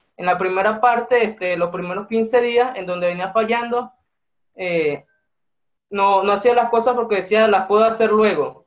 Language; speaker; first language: Spanish; native; Spanish